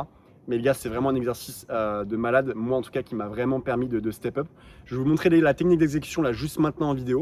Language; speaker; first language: French; native; French